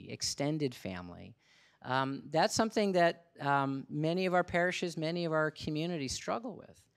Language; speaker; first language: English; native; English